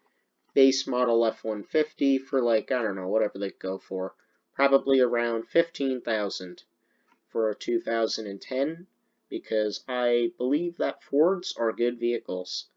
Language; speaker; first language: English; native; English